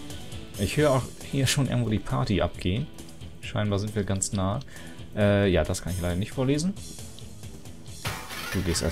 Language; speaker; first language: German; native; German